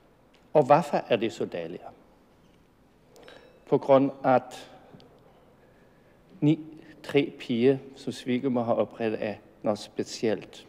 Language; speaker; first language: Danish; non-native, fluent; German